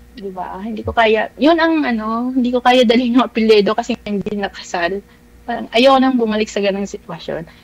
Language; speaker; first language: Filipino; non-native, local second language; Cebuano